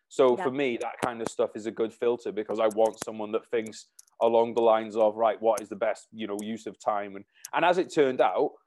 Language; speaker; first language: English; native; English